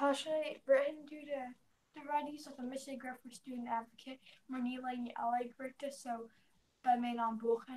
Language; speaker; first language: Irish; non-native, learner; English